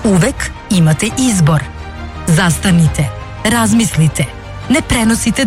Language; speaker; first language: Serbian; native; Serbian